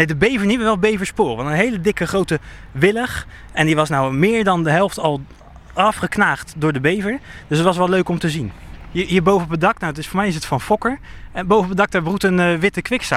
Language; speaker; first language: Dutch; native; Dutch